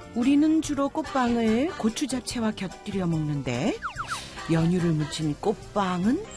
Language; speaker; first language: Korean; native; Korean